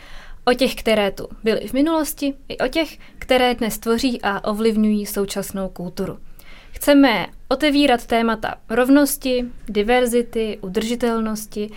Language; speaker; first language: Czech; native; Czech